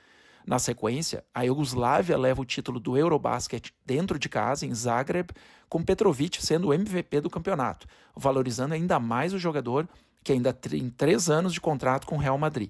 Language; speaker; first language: Portuguese; native; Portuguese